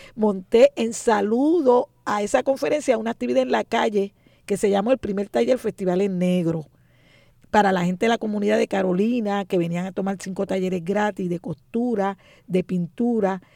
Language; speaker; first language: Spanish; native; Spanish